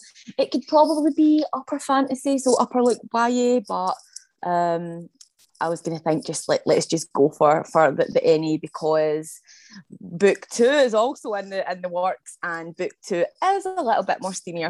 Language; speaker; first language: English; native; English